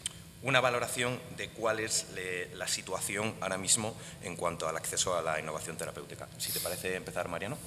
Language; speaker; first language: Spanish; native; Spanish